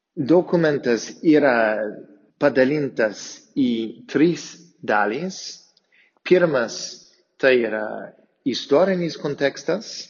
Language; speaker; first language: Lithuanian; non-native, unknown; English